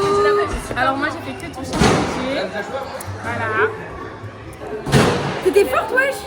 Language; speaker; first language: French; native; French